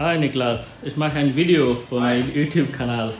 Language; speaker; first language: German; non-native, fluent; Bangla